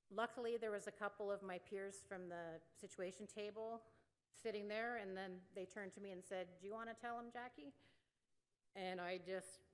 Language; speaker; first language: English; native; English